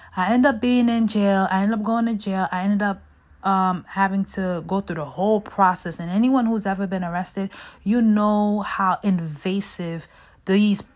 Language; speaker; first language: English; native; English